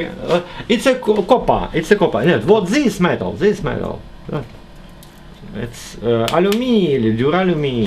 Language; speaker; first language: English; non-native, learner; Russian